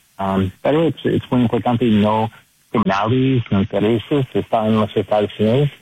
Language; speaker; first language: Spanish; non-native, learner; English